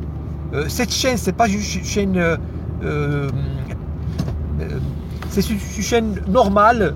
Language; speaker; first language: French; non-native, fluent; Arabic